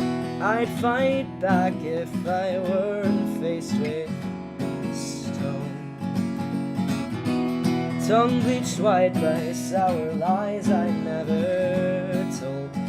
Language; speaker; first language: English; native; English